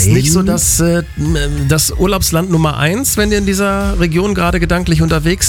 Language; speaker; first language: German; native; German